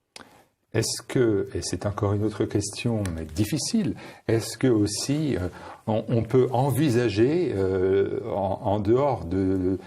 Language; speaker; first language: French; native; French